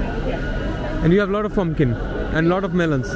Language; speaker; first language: English; non-native, local second language; Bangla